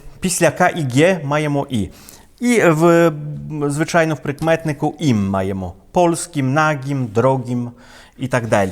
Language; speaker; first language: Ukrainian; non-native, fluent; Polish